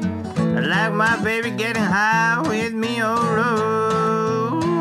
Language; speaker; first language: English; non-native, fluent; Spanish